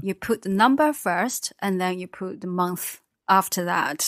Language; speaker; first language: English; non-native, fluent; Chinese